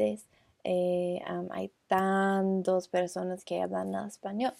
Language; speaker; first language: Spanish; non-native, learner; English